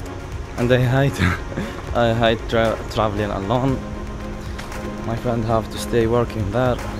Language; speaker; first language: English; non-native, learner; Arabic